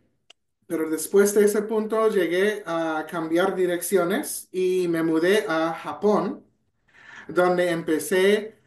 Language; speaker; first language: Spanish; non-native, fluent; English